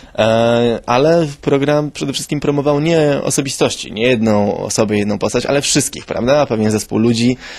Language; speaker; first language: Polish; early bilingual, heritage; Spanish